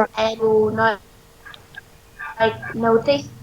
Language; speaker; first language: English; non-native, learner; Vietnamese